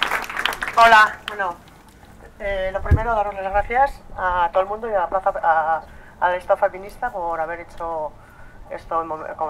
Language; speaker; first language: Spanish; native; Spanish